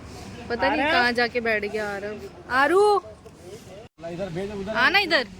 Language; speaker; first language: Hindi; native; Hindi